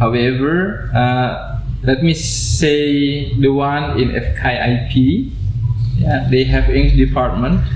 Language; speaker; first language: English; non-native, fluent; Indonesian